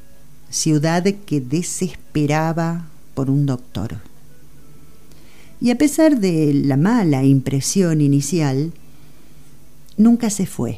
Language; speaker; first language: Spanish; native; Spanish